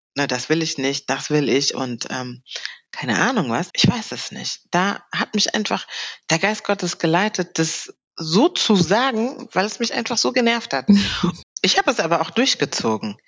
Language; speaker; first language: German; native; German